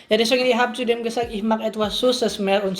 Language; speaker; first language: German; non-native, learner; Indonesian